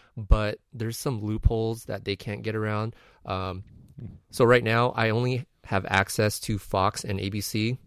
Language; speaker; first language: English; native; English